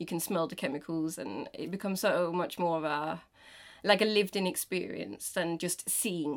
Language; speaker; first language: English; non-native, fluent; Danish